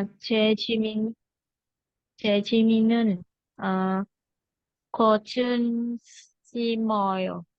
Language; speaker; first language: Korean; non-native, learner; Vietnamese